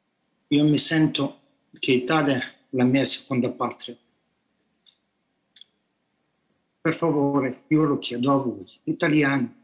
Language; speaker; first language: Italian; non-native, fluent; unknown